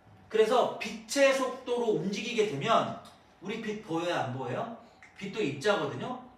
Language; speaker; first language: Korean; native; Korean